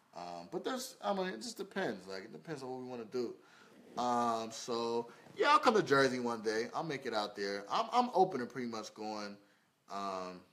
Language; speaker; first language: English; native; English